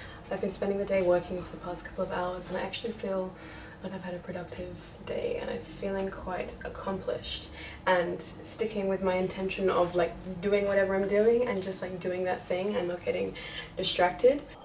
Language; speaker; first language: English; native; English